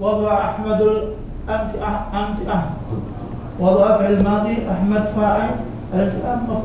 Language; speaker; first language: Arabic; non-native, learner; Indonesian